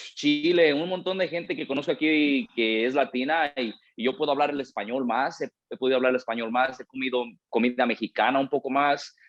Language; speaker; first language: Spanish; early bilingual, heritage; Spanish